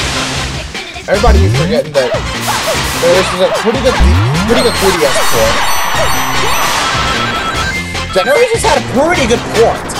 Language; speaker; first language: English; native; English